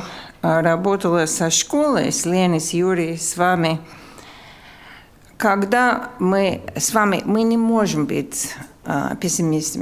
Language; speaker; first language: Russian; non-native, fluent; English